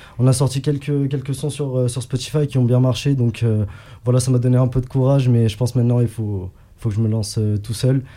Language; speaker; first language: French; early bilingual, other home language; Arabic